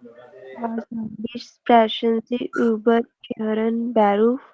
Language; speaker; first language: German; non-native, learner; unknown